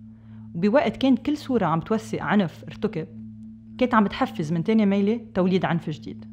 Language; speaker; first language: Arabic; native; Arabic